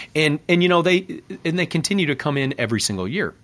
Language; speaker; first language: English; native; English